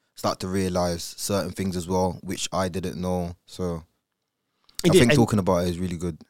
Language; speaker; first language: English; early bilingual, other home language; Italian